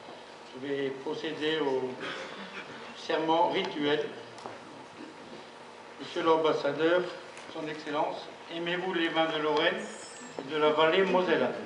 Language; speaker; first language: French; native; French